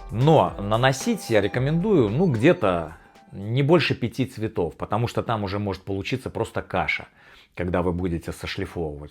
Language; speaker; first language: Russian; native; Russian